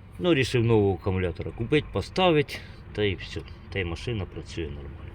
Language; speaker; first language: Ukrainian; native; Ukrainian